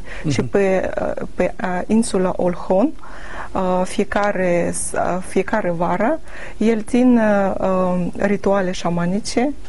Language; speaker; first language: Romanian; non-native, learner; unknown